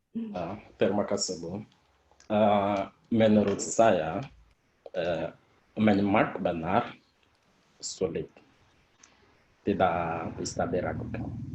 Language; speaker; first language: Indonesian; non-native, fluent; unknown